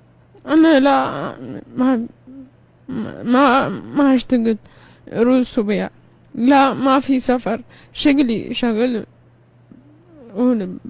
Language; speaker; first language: Arabic; non-native, learner; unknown